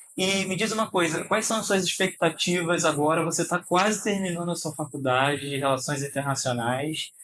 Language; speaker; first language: Portuguese; native; Portuguese